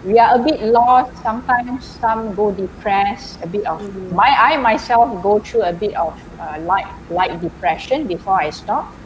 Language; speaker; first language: English; non-native, local second language; Malay